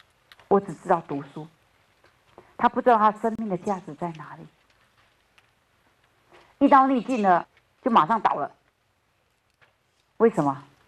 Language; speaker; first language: Chinese; native; Chinese